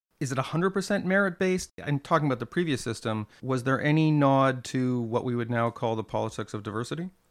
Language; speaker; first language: English; native; English